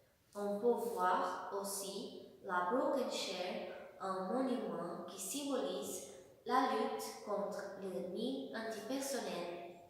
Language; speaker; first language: French; non-native, learner; Portuguese